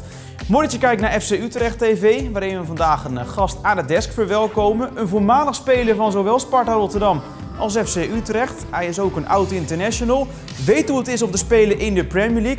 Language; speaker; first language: Dutch; native; Dutch